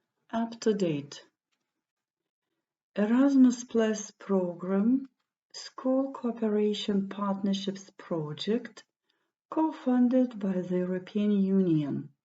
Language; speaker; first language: English; non-native, fluent; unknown